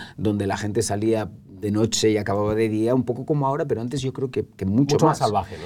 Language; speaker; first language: Spanish; native; Spanish